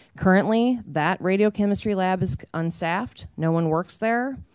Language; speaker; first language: English; native; English